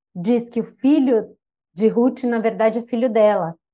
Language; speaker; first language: Portuguese; native; Portuguese